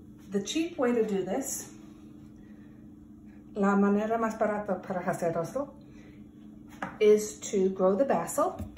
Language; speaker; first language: Spanish; non-native, learner; English